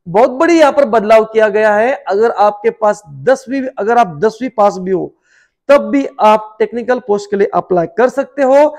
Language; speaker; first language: Hindi; non-native, local second language; Marathi